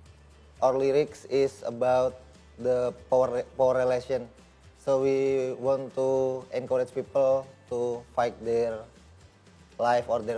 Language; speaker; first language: English; non-native, learner; Indonesian